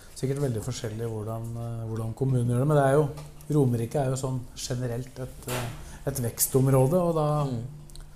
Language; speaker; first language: Norwegian; native; Norwegian